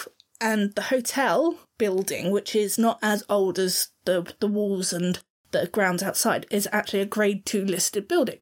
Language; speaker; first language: English; native; English